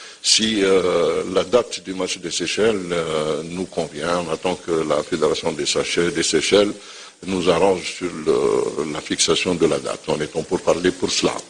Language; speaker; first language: French; non-native, local second language; Arabic